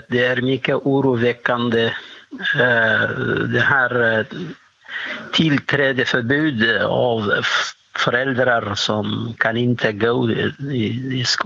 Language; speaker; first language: Swedish; non-native, fluent; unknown